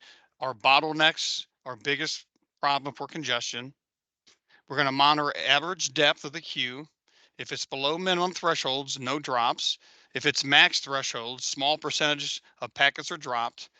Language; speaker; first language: English; native; English